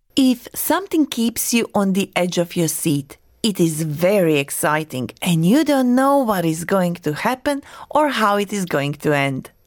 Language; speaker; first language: English; non-native, fluent; Croatian